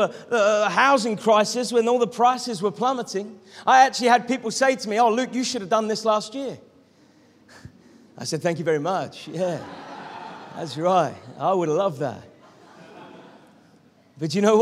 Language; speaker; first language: English; native; English